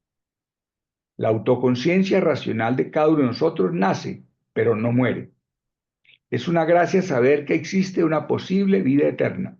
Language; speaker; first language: Spanish; native; Spanish